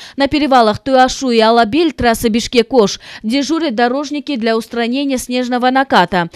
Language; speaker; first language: Russian; non-native, local second language; Kyrgyz